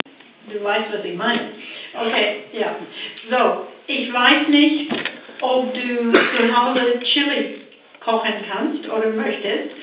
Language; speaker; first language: German; non-native, fluent; English